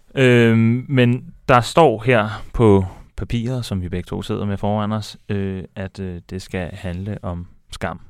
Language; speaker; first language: Danish; native; Danish